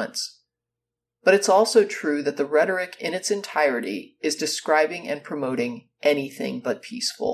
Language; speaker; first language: English; native; English